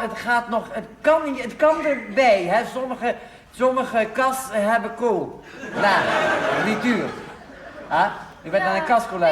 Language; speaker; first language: Dutch; native; Dutch